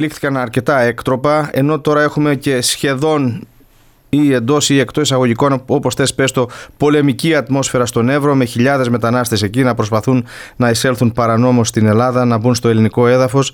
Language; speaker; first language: Greek; native; Greek